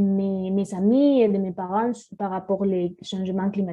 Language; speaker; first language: French; non-native, learner; Spanish